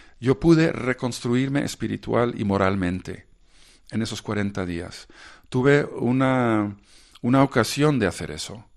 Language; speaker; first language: Spanish; non-native, fluent; Dutch